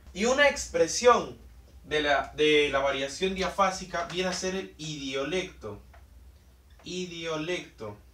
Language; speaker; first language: Spanish; native; Spanish